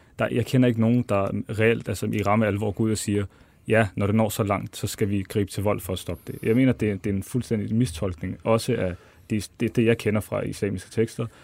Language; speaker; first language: Danish; early bilingual, other home language; Arabic